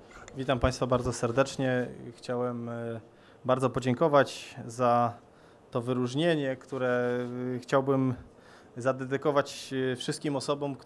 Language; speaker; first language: Polish; native; Polish